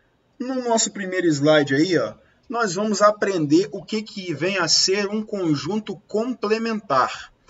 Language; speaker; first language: Portuguese; native; Portuguese